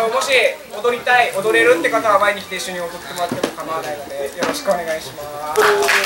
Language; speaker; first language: Japanese; non-native, learner; Indonesian